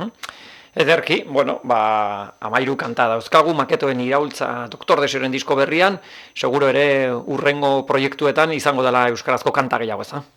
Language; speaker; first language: Basque; native; Basque